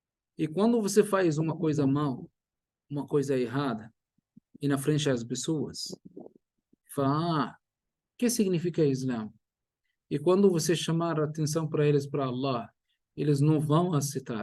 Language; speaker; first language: Portuguese; non-native, fluent; Arabic